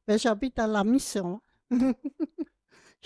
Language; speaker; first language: French; non-native, local second language; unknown